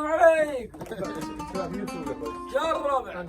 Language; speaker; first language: Arabic; native; Arabic